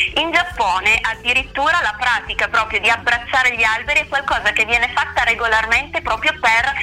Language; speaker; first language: Italian; native; Italian